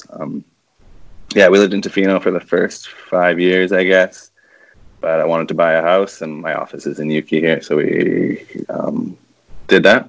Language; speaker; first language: English; native; English